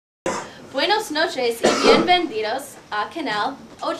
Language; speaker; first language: Spanish; non-native, learner; English